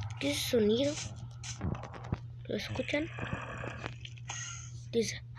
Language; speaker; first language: Spanish; early bilingual, heritage; Spanish